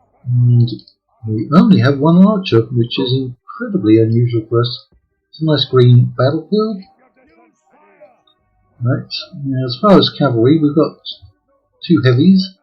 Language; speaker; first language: English; native; English